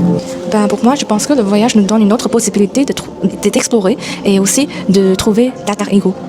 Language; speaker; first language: French; non-native, learner; Chinese